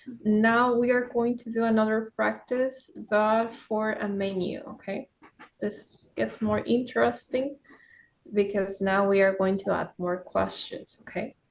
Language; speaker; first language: English; non-native, fluent; Spanish